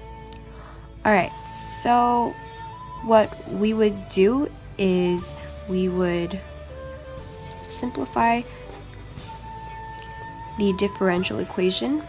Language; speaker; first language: English; native; English